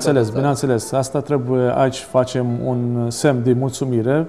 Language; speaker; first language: Romanian; non-native, learner; Maltese